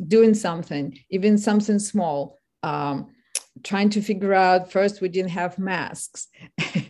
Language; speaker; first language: English; non-native, fluent; Ukrainian